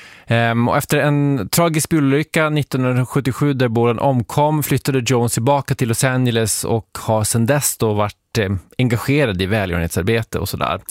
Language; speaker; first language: Swedish; native; Swedish